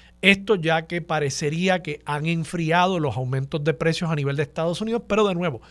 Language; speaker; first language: Spanish; native; Spanish